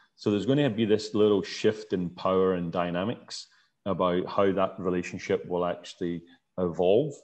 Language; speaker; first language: English; native; English